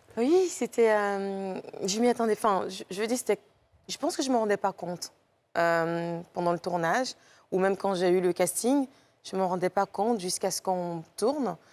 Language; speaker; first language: French; native; French